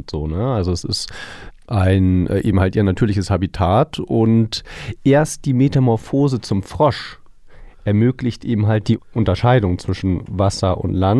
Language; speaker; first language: German; native; German